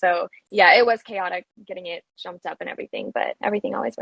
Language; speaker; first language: English; native; English